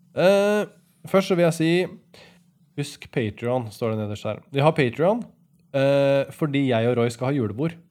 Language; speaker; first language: Norwegian; native; Norwegian